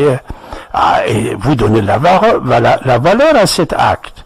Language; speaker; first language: French; non-native, fluent; Persian